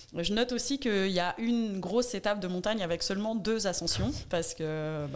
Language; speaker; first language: French; native; French